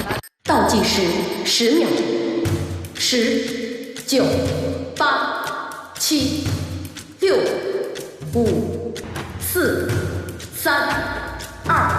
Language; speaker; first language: Chinese; native; Chinese